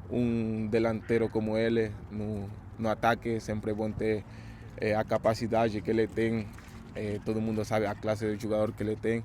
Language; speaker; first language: Portuguese; non-native, fluent; Spanish